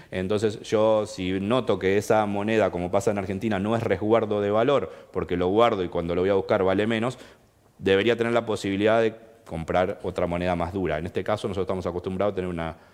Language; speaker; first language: Spanish; native; Spanish